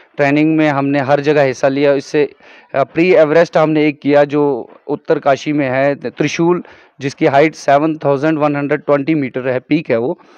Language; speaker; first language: Hindi; non-native, local second language; Kashmiri